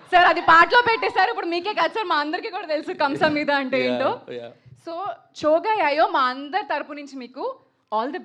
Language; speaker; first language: Telugu; native; Telugu